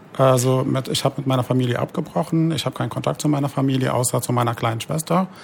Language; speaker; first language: German; early bilingual, other home language; Arabic